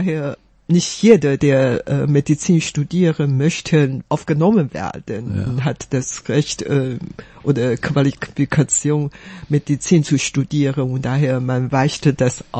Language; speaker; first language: German; non-native, fluent; Chinese